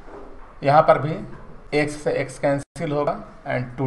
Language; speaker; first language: Hindi; native; Hindi